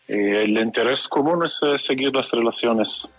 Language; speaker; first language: Spanish; non-native, fluent; Hebrew